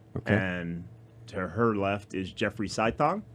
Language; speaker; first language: English; native; English